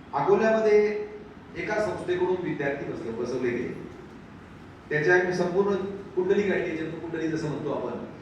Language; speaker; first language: Marathi; native; Marathi